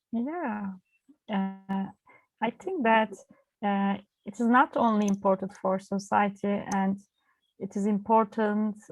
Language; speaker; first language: English; non-native, learner; Turkish